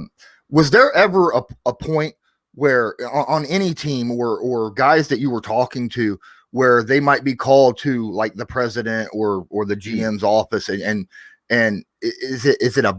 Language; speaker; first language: English; native; English